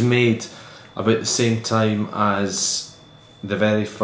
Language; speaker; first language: English; native; English